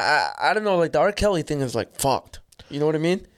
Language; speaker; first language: English; native; English